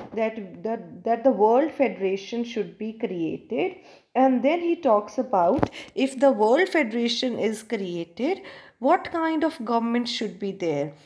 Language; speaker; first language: English; non-native, local second language; Punjabi